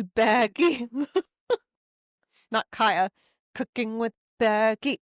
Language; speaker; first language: English; native; English